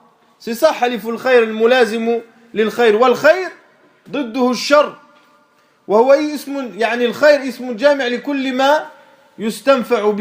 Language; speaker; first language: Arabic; non-native, fluent; French